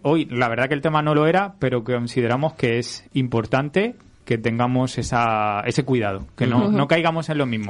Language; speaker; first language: Spanish; native; Spanish